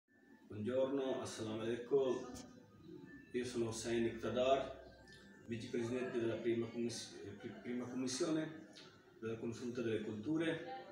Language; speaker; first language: Italian; non-native, fluent; Punjabi